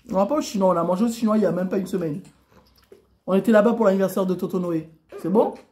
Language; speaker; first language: French; native; French